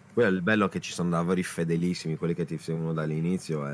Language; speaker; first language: Italian; native; Italian